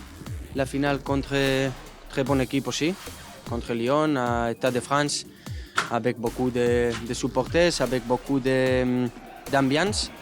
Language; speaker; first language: French; non-native, learner; Spanish